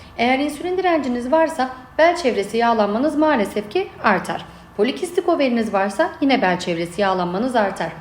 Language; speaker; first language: Turkish; native; Turkish